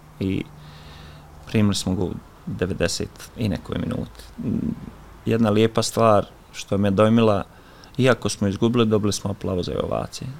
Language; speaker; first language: Bosnian; native; Bosnian